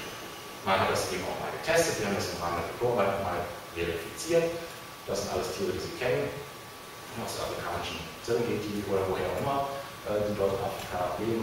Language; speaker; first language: German; native; German